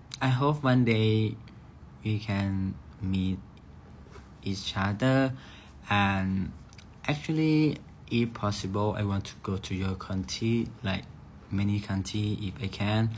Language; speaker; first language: English; non-native, learner; Thai